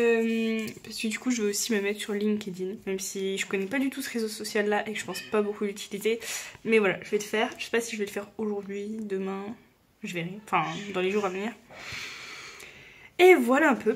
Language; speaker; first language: French; native; French